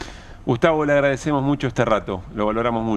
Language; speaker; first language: Spanish; native; Spanish